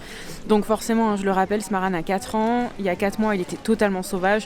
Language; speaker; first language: French; native; French